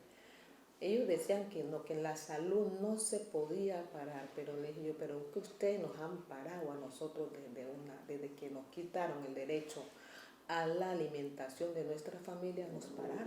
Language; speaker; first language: Spanish; native; Spanish